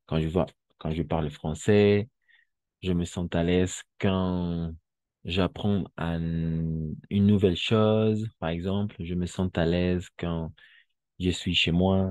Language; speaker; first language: French; non-native, fluent; Spanish